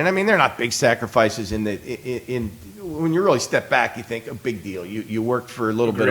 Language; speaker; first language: English; native; English